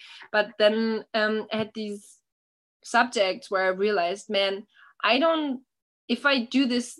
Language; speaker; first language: English; non-native, fluent; German